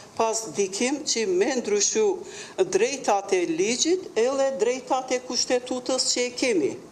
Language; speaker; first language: Albanian; non-native, local second language; Turkish